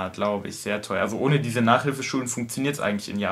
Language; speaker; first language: German; native; German